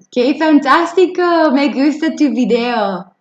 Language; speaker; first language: Spanish; non-native, learner; English